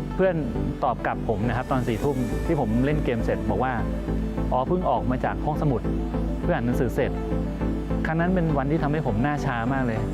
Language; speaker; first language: Thai; native; Thai